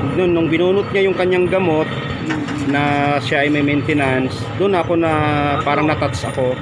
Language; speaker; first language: Filipino; native; Filipino